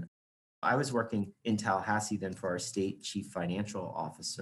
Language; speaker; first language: English; native; English